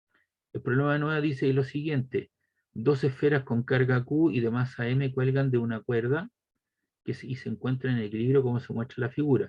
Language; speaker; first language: Spanish; native; Spanish